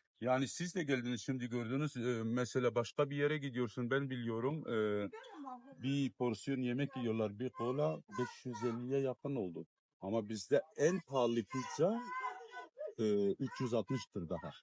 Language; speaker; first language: Turkish; non-native, fluent; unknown